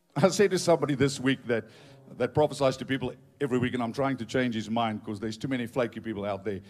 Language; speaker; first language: English; non-native, local second language; Afrikaans